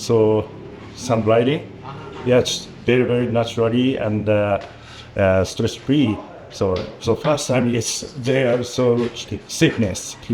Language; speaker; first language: English; non-native, learner; Japanese